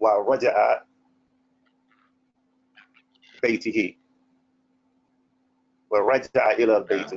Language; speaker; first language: Arabic; non-native, learner; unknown